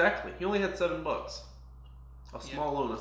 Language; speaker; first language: English; native; English